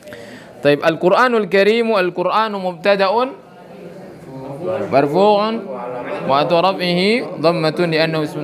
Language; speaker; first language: Arabic; non-native, fluent; Indonesian